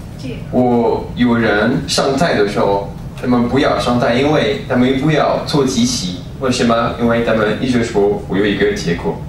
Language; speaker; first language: Chinese; non-native, learner; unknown